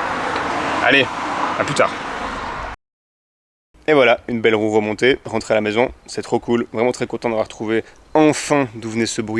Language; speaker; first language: French; native; French